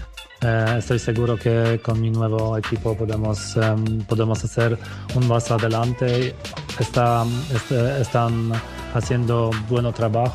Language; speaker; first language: Spanish; non-native, fluent; Polish